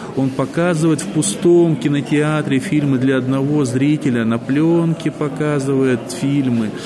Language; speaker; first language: Russian; native; Russian